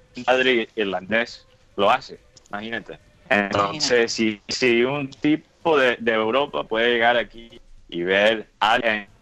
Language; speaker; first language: Spanish; non-native, fluent; English